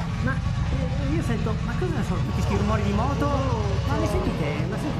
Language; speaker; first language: Italian; native; Italian